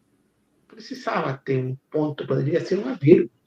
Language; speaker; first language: Portuguese; non-native, fluent; Spanish